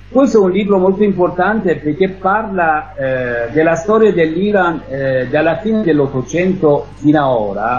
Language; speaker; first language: Italian; non-native, fluent; Persian